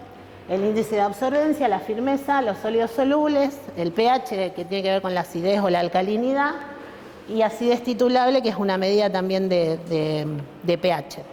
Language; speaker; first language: Spanish; native; Spanish